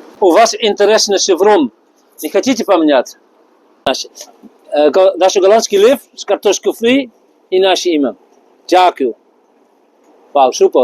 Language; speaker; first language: Russian; non-native, learner; Dutch